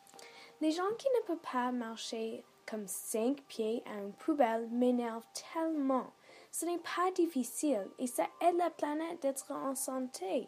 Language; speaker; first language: French; non-native, learner; English